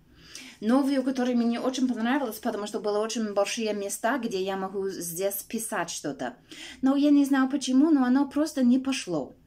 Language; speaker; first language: Russian; non-native, fluent; English